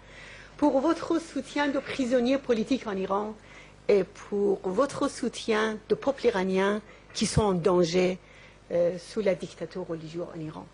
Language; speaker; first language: French; non-native, local second language; Persian